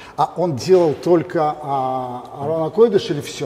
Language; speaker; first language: Russian; native; Russian